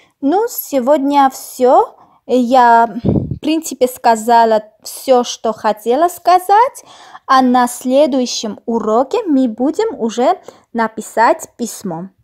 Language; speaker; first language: Russian; non-native, fluent; Armenian